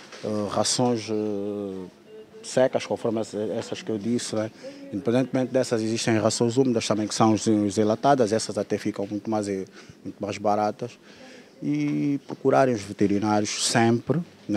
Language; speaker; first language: Portuguese; native; Portuguese